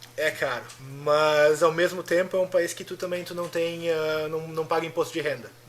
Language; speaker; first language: Portuguese; native; Portuguese